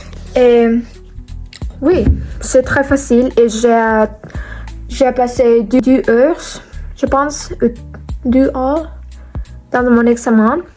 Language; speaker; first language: French; non-native, learner; Spanish